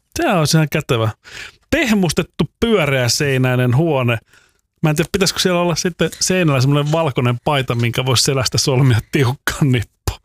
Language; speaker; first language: Finnish; native; Finnish